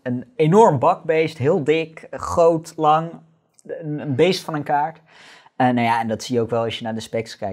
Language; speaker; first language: Dutch; native; Dutch